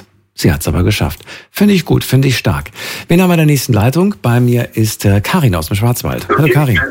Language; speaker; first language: German; native; German